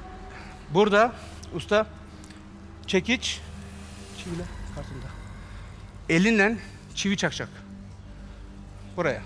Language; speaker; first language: Turkish; native; Turkish